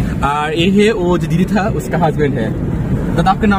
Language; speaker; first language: Hindi; non-native, learner; Bangla